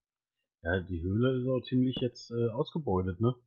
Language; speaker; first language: German; native; German